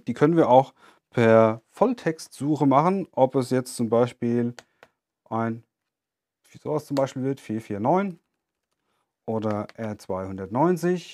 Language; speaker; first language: German; native; German